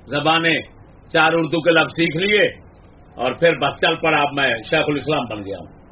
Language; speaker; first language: Urdu; non-native, local second language; Punjabi